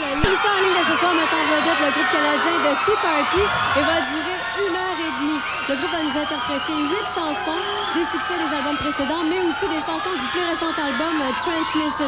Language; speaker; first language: French; native; French